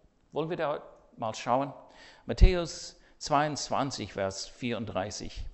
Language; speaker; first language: German; non-native, fluent; English